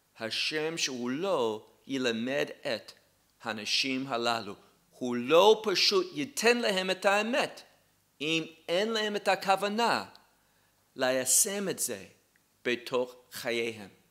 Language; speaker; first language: Hebrew; non-native, fluent; English